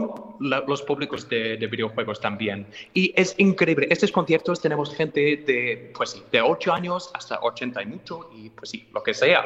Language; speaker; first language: Spanish; non-native, fluent; English